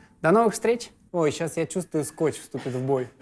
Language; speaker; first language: Russian; native; Russian